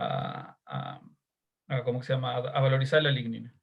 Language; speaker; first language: Spanish; native; Spanish